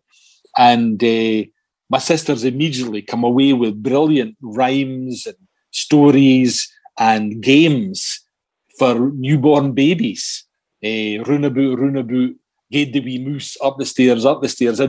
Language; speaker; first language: English; native; English